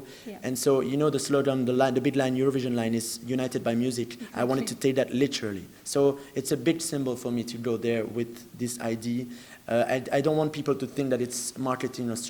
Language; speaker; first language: English; non-native, fluent; French